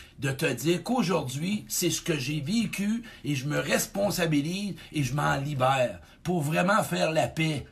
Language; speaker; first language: French; native; French